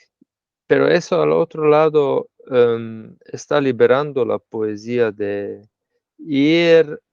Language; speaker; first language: Spanish; non-native, fluent; Slovenian